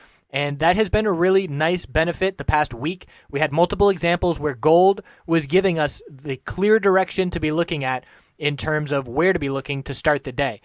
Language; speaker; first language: English; native; English